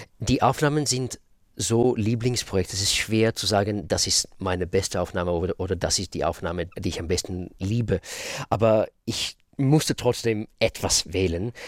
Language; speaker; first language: German; non-native, fluent; Russian